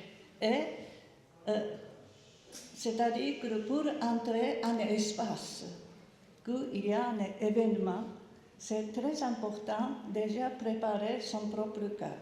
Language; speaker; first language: French; non-native, learner; Japanese